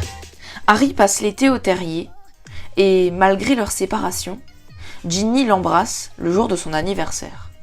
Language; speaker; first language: French; native; French